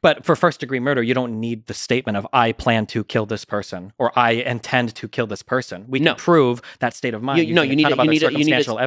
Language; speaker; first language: English; native; English